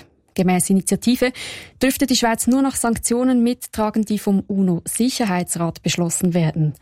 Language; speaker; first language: German; native; German